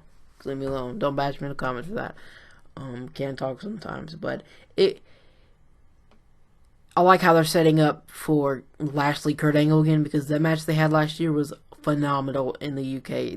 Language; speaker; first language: English; native; English